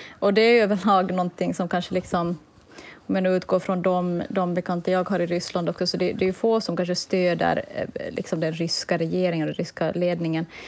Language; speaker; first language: Swedish; native; Swedish